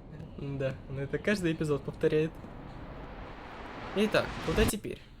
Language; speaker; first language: Russian; native; Russian